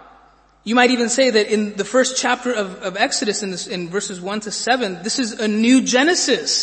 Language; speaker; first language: English; native; English